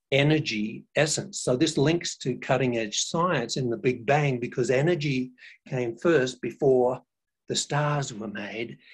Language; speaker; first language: English; native; English